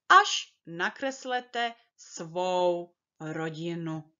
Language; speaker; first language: Czech; early bilingual, heritage; Czech